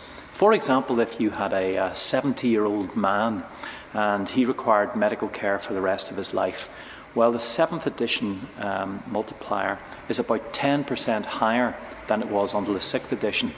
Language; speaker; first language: English; native; English